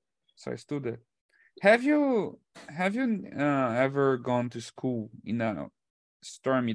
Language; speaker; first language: English; non-native, fluent; Portuguese